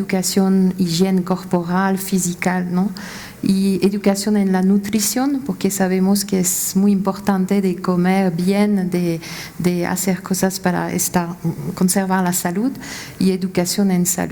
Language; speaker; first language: Spanish; non-native, fluent; French